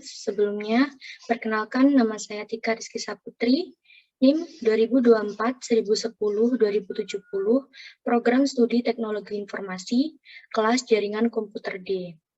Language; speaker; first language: Indonesian; native; Indonesian